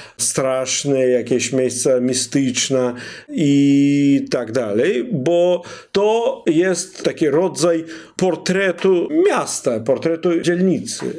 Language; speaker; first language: Polish; non-native, fluent; Russian